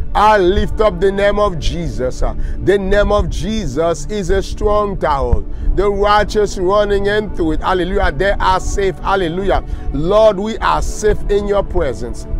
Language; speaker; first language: English; non-native, fluent; Haitian Creole